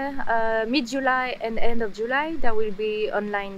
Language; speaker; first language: English; non-native, fluent; French